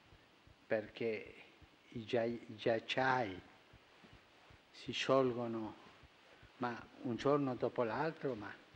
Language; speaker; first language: Italian; non-native, fluent; Spanish